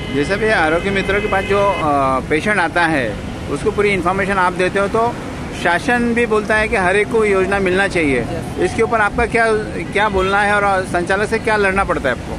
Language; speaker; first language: Hindi; non-native, local second language; Marathi